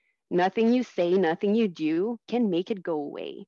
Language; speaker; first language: English; non-native, fluent; French